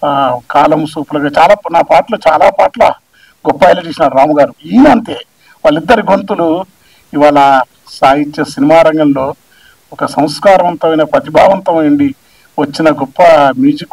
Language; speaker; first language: Telugu; native; Telugu